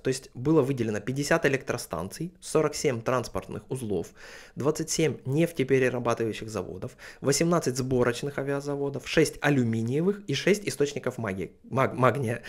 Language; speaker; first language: Russian; native; Russian